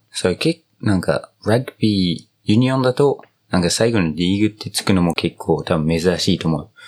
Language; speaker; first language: Japanese; non-native, fluent; English